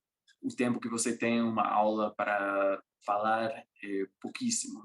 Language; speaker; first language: Portuguese; non-native, fluent; English